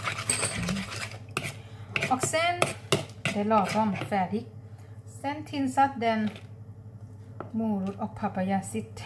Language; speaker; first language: Swedish; non-native, learner; Thai